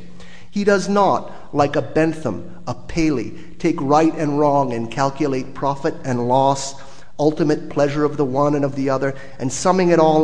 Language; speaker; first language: English; native; English